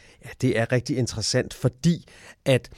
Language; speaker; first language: Danish; native; Danish